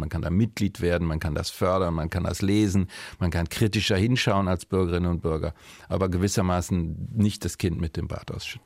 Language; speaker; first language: German; native; German